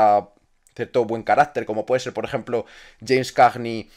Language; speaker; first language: Spanish; native; Spanish